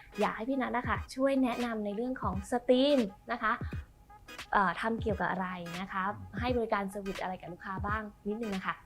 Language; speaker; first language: Thai; native; Thai